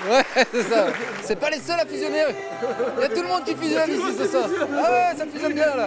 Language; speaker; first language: French; native; French